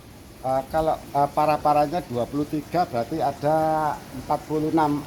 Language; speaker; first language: Indonesian; non-native, local second language; Javanese